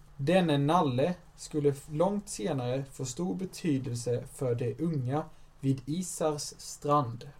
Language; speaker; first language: Swedish; native; Swedish